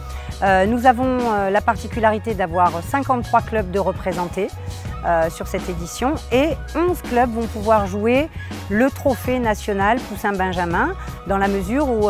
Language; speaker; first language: French; native; French